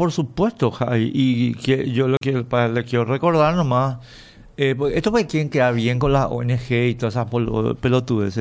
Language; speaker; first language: Spanish; native; Spanish